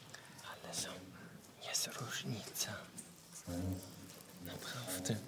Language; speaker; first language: Polish; non-native, learner; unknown